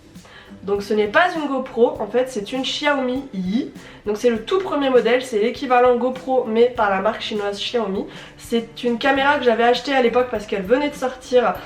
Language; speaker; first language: French; native; French